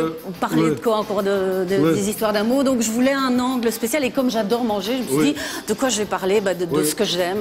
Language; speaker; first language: French; native; French